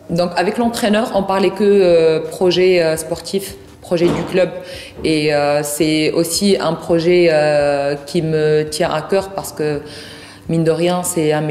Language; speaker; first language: French; non-native, local second language; Arabic